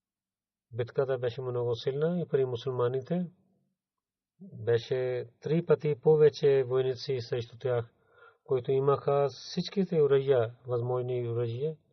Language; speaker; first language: Bulgarian; non-native, fluent; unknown